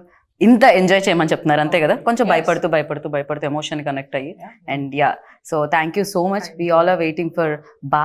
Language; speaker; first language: Telugu; native; Telugu